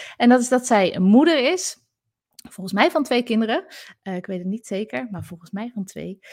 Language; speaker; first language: Dutch; native; Dutch